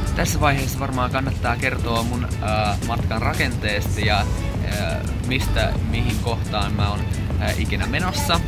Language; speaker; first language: Finnish; non-native, fluent; Russian